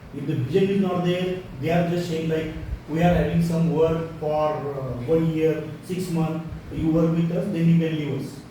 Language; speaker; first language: English; non-native, local second language; Marathi